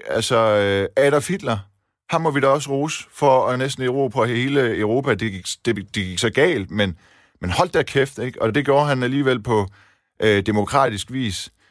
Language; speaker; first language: Danish; early bilingual, other home language; Persian